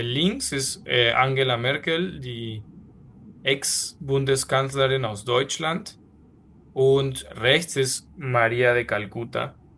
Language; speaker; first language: German; non-native, fluent; Spanish